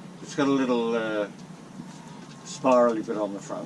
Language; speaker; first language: English; native; English